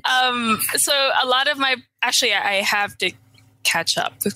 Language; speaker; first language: English; non-native, local second language; Filipino